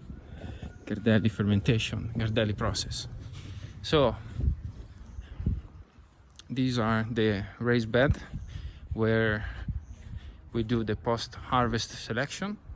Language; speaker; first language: English; non-native, fluent; Italian